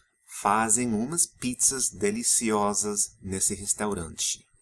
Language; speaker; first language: Portuguese; non-native, fluent; English